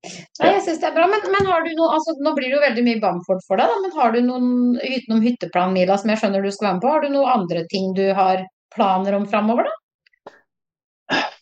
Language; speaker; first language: Norwegian; native; Norwegian